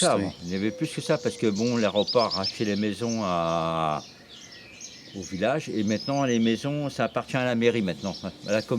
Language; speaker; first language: French; native; French